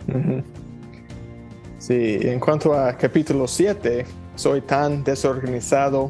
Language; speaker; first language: Spanish; non-native, fluent; English